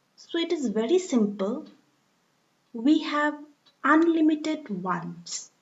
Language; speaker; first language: English; non-native, local second language; Assamese